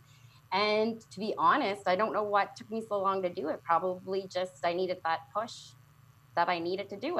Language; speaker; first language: English; native; English